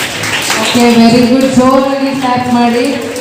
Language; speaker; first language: Kannada; native; Kannada